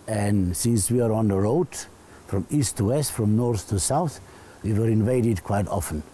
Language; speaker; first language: English; non-native, fluent; Slovenian